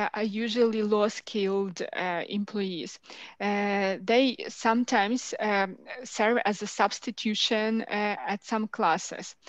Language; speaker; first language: English; non-native, fluent; Ukrainian